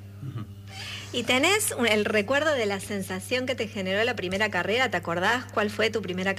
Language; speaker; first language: Spanish; native; Spanish